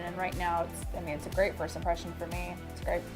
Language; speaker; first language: English; native; English